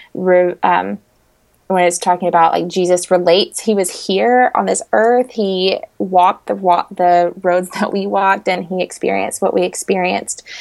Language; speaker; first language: English; native; English